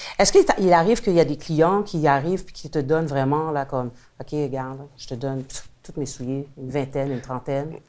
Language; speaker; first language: French; native; French